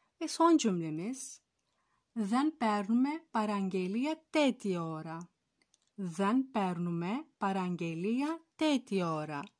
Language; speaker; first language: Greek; non-native, fluent; Turkish